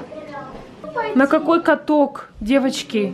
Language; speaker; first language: Russian; native; Russian